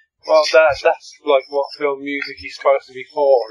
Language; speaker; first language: English; native; English